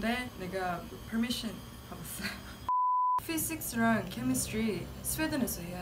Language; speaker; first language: Korean; non-native, learner; Swedish